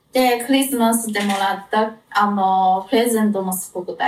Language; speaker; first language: Japanese; non-native, fluent; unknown